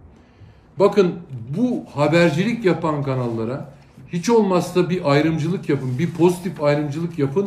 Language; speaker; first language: Turkish; native; Turkish